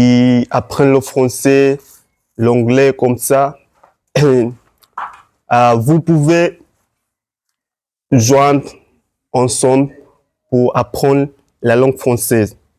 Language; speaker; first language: French; non-native, learner; Swahili